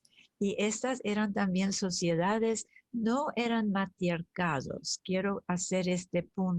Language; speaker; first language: Spanish; early bilingual, other home language; German